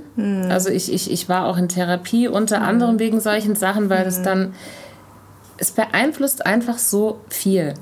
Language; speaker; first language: German; native; German